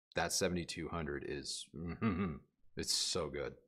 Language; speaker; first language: English; native; English